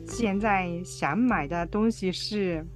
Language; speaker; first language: Chinese; non-native, fluent; Japanese